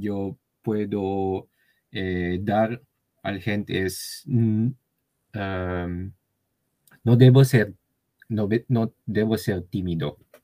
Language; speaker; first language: Spanish; non-native, learner; Chinese